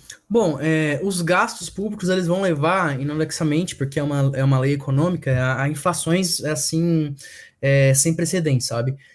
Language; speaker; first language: Portuguese; native; Portuguese